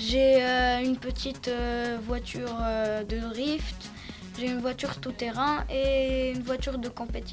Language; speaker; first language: French; non-native, local second language; Arabic